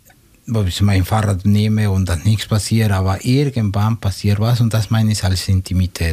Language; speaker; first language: German; non-native, fluent; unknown